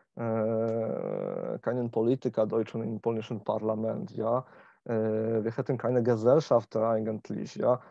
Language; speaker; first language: German; non-native, learner; Polish